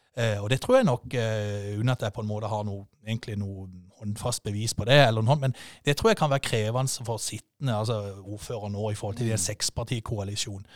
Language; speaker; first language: Norwegian; native; Norwegian